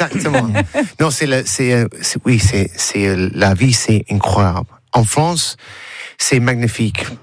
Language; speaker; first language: French; non-native, learner; English